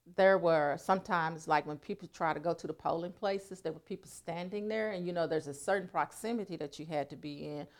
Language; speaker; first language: English; native; English